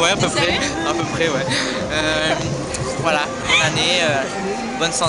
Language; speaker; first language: French; native; French